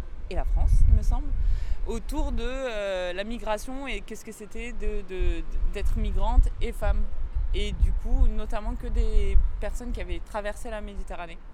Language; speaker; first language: French; native; French